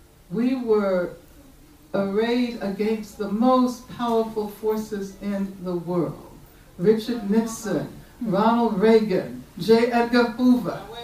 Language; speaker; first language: English; native; English